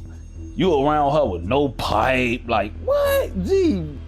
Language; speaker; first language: English; native; English